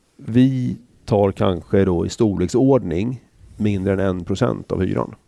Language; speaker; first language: Swedish; native; Swedish